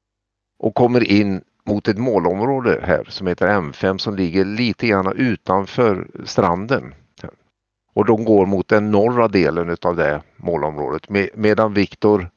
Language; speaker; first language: Swedish; native; Swedish